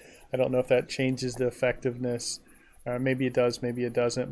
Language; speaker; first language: English; native; English